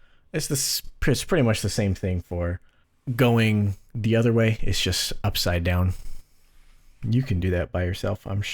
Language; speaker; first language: English; native; English